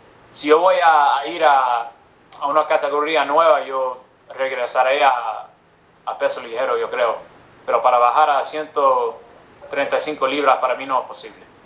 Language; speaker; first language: Spanish; early bilingual, other home language; English